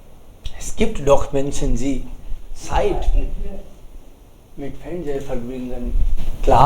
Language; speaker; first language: German; non-native, fluent; Hindi